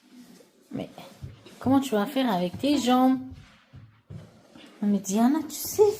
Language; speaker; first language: French; non-native, learner; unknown